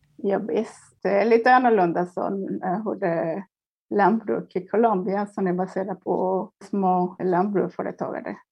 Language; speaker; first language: Swedish; non-native, fluent; Spanish